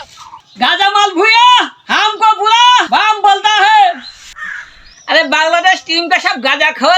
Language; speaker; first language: Hindi; non-native, learner; Bangla